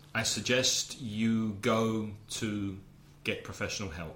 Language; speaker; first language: English; native; English